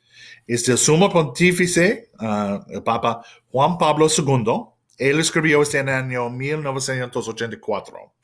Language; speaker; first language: Spanish; non-native, fluent; English